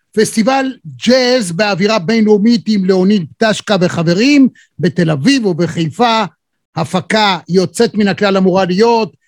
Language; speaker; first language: Hebrew; native; Hebrew